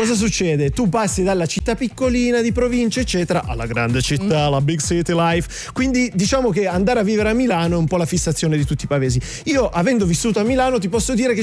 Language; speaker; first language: Italian; native; Italian